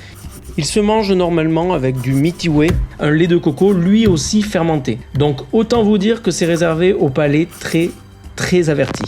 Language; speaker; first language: French; native; French